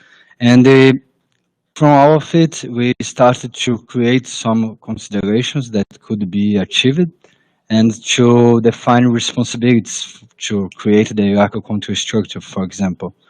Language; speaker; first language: English; non-native, fluent; Portuguese